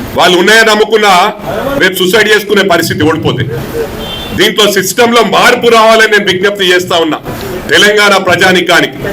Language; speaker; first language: Telugu; non-native, local second language; Tamil